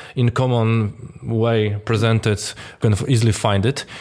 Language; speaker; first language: English; non-native, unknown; Polish